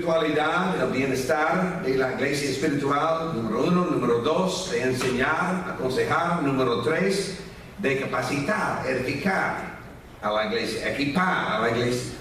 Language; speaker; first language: Spanish; non-native, fluent; English